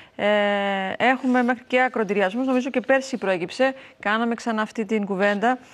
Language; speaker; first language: Greek; native; Greek